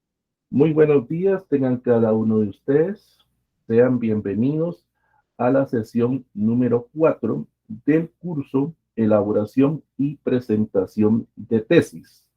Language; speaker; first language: Spanish; native; Spanish